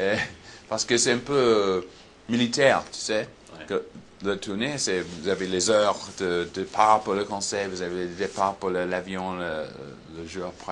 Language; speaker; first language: French; non-native, learner; English